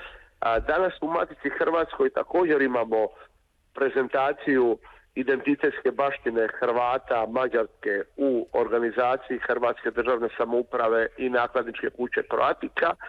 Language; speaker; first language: Serbian; native; Serbian